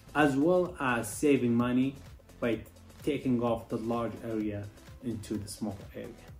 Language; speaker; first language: English; non-native, learner; Arabic